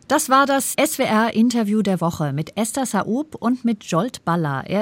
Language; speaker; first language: German; native; German